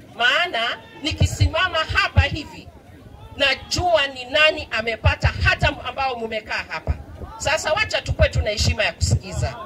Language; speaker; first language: Swahili; non-native, local second language; Luyia